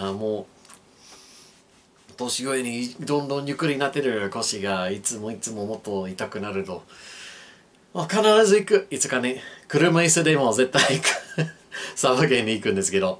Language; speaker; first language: Japanese; non-native, learner; English